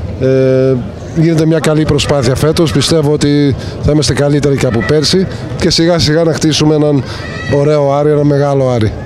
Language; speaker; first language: Greek; early bilingual, heritage; English